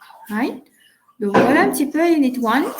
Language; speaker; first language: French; non-native, local second language; Morisyen